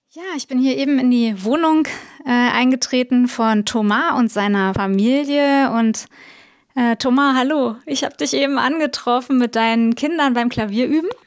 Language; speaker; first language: German; native; German